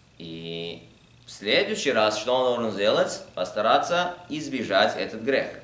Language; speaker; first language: Russian; early bilingual, heritage; Russian